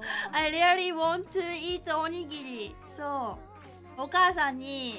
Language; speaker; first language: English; non-native, learner; Japanese